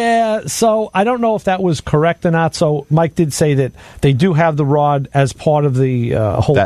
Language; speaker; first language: English; native; English